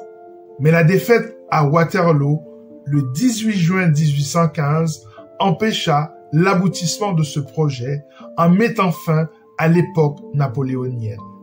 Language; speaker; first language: French; non-native, local second language; Haitian Creole